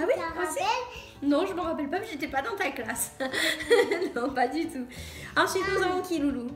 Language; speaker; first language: French; native; French